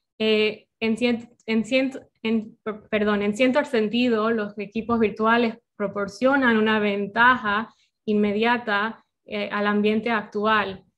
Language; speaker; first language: Spanish; non-native, fluent; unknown